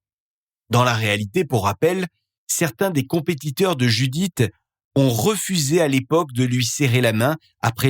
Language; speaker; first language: French; native; French